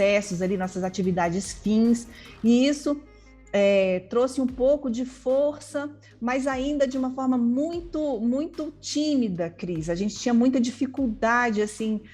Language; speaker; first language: Portuguese; native; Portuguese